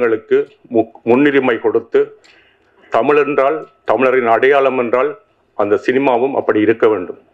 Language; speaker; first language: Tamil; native; Tamil